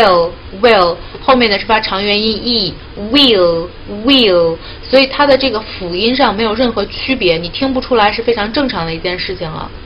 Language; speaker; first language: Chinese; native; Chinese